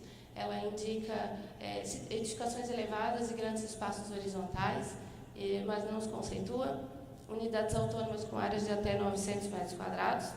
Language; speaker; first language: Portuguese; native; Portuguese